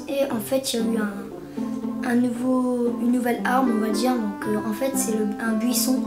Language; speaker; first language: French; native; French